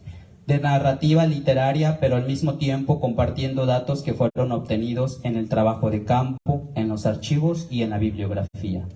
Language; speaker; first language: Spanish; native; Spanish